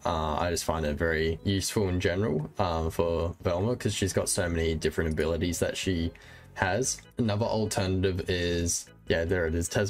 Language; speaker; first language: English; native; English